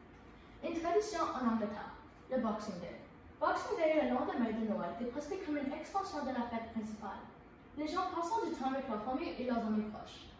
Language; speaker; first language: French; non-native, learner; English